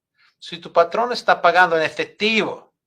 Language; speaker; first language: Spanish; non-native, fluent; English